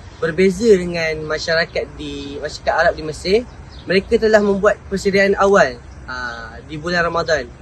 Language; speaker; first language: Malay; native; Malay